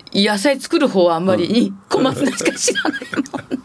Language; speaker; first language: Japanese; native; Japanese